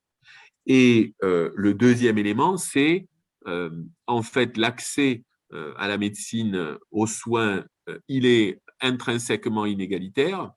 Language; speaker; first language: French; native; French